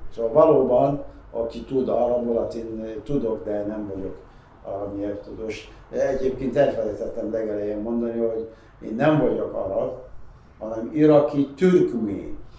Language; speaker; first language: Hungarian; non-native, fluent; Arabic